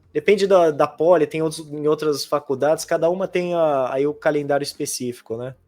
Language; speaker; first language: Portuguese; native; Portuguese